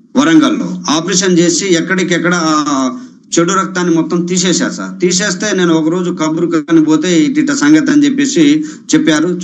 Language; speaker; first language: Telugu; non-native, local second language; Lambadi